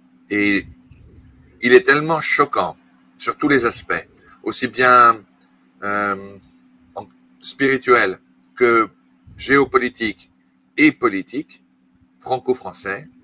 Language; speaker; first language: French; native; French